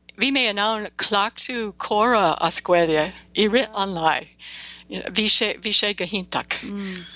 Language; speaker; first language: Irish; native; Irish